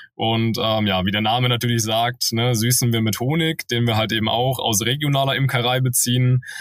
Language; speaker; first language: German; native; German